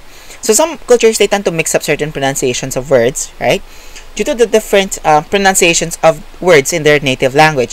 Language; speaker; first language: English; non-native, local second language; Filipino